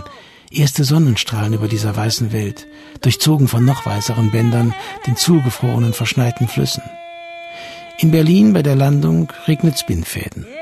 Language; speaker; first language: German; native; German